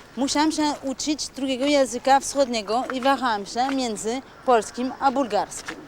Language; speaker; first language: Polish; non-native, fluent; French